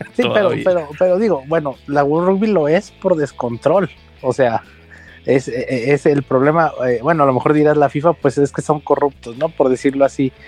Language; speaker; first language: Spanish; native; Spanish